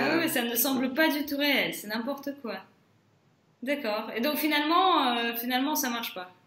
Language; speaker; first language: French; non-native, fluent; Russian